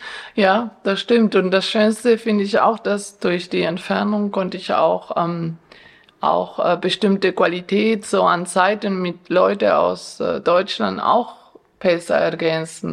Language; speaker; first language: German; non-native, fluent; Spanish